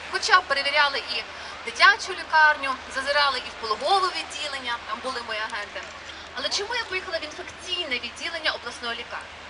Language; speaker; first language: Ukrainian; native; Ukrainian